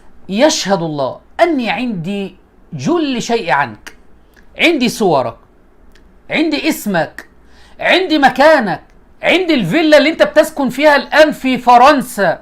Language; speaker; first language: Arabic; native; Arabic